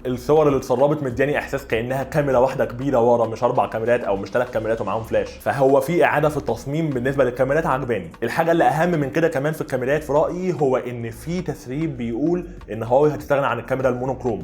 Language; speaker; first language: Arabic; native; Arabic